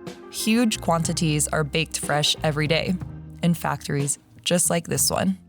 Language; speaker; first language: English; native; English